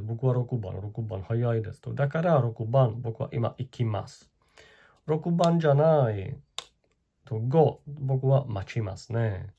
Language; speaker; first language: Japanese; non-native, learner; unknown